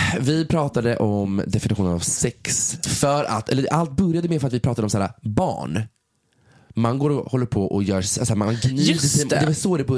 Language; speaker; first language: Swedish; native; Swedish